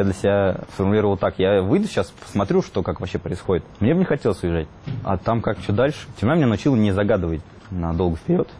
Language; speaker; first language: Russian; native; Russian